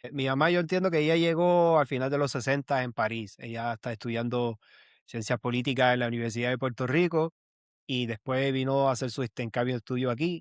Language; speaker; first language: Spanish; early bilingual, heritage; Spanish